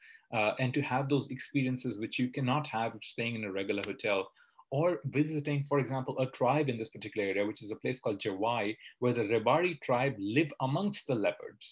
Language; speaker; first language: English; non-native, local second language; Hindi